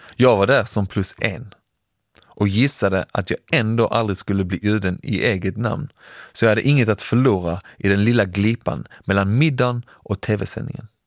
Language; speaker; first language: Swedish; early bilingual, other home language; Persian